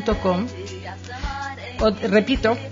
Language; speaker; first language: Spanish; native; Spanish